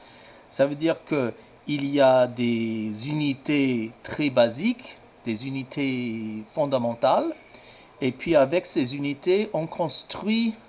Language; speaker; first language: French; non-native, fluent; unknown